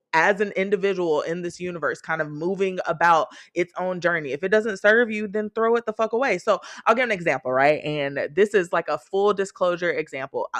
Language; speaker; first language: English; native; English